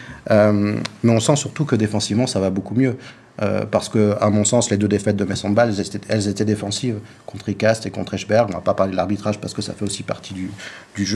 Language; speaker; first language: French; native; French